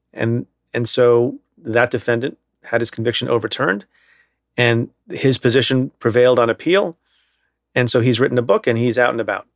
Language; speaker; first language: English; early bilingual, other home language; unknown